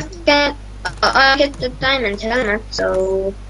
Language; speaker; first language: English; non-native, learner; Estonian